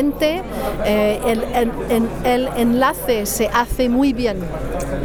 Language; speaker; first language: Spanish; non-native, fluent; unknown